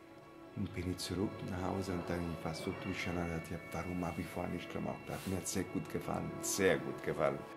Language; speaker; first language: German; non-native, fluent; Italian